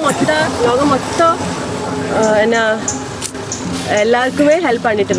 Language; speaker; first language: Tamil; non-native, learner; Malayalam